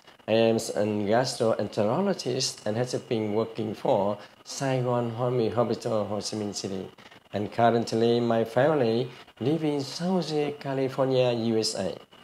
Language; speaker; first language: English; non-native, learner; Vietnamese